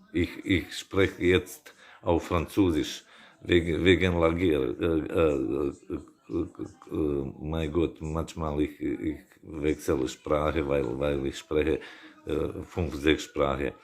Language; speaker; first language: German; non-native, learner; Bosnian